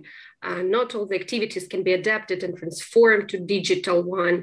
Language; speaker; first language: English; non-native, fluent; Ukrainian